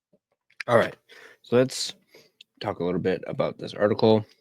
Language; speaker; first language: English; native; English